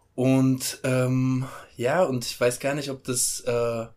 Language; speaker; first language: German; native; German